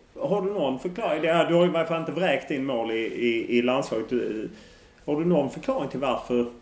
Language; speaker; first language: Swedish; native; Swedish